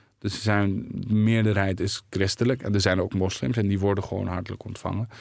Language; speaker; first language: Dutch; early bilingual, other home language; Arabic